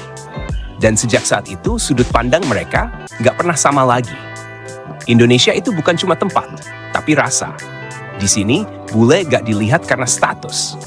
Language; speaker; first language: Indonesian; native; Indonesian